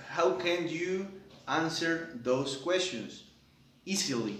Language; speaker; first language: English; non-native, fluent; Spanish